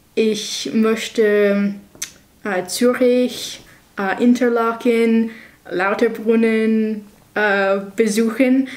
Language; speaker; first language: German; non-native, learner; English